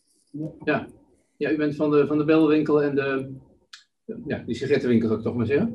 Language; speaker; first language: Dutch; native; Dutch